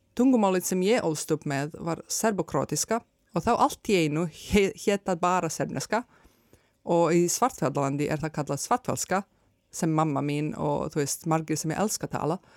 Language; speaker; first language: Icelandic; non-native, fluent; Serbian